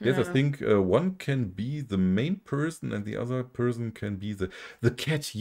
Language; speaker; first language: German; native; German